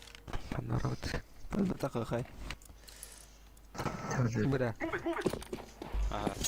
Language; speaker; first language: Russian; non-native, local second language; Yakut